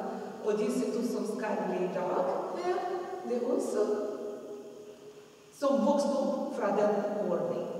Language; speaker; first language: Norwegian; non-native, learner; Russian